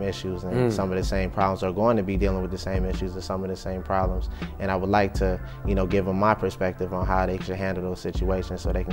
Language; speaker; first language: English; native; English